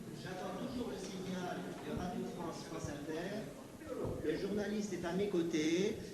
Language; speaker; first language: French; native; French